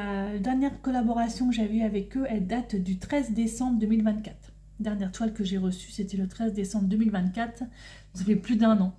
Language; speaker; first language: French; native; French